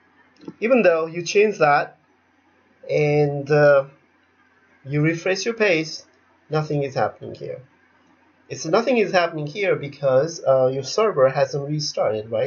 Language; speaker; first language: English; non-native, fluent; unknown